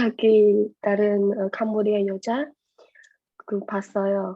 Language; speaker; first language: Korean; non-native, learner; Khmer